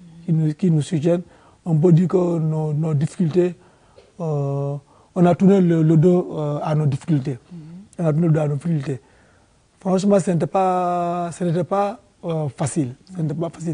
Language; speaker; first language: French; non-native, fluent; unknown